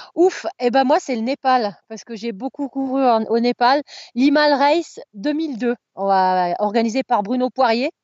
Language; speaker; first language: French; native; French